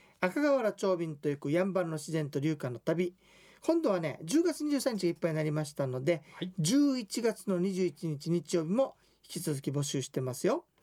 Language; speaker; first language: Japanese; native; Japanese